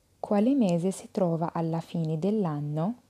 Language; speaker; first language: Italian; non-native, fluent; Arabic